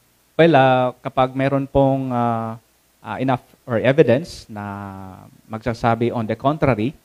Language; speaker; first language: Filipino; native; Filipino